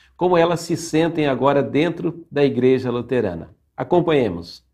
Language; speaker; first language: Portuguese; native; Portuguese